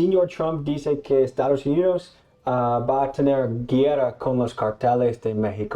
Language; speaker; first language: Spanish; non-native, learner; English